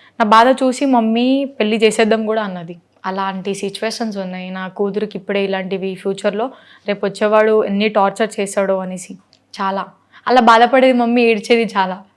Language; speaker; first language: Telugu; non-native, local second language; Lambadi